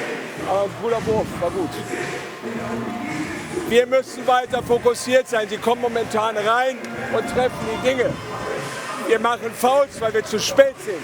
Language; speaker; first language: German; native; German